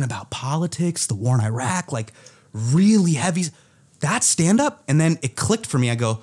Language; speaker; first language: English; native; English